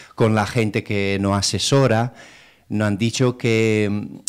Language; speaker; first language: Spanish; non-native, fluent; Romanian